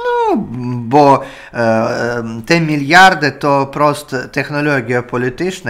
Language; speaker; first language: Polish; non-native, learner; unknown